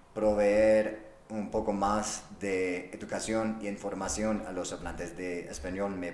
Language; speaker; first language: Spanish; non-native, fluent; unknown